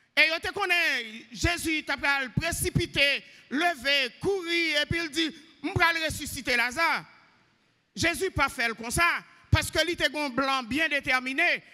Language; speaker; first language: French; non-native, local second language; Haitian Creole